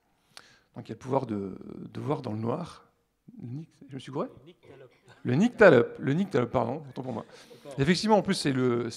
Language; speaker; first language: French; native; French